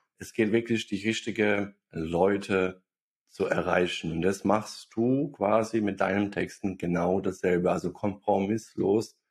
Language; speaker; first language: German; non-native, fluent; Bosnian